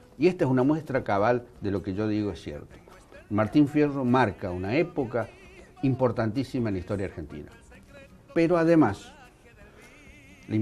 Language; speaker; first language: Spanish; native; Spanish